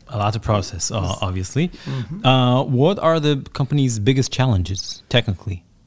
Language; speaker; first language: English; non-native, fluent; Hebrew